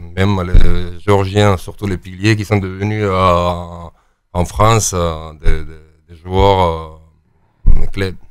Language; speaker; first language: French; non-native, fluent; Georgian